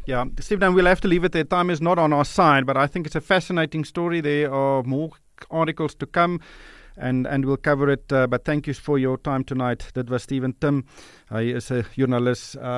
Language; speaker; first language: English; non-native, local second language; Afrikaans